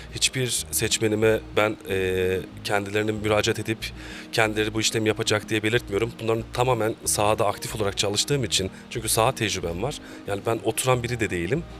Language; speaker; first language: Turkish; native; Turkish